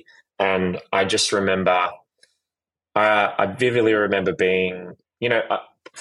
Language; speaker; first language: English; native; English